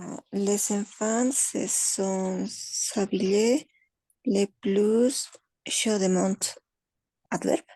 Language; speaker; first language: French; non-native, learner; Spanish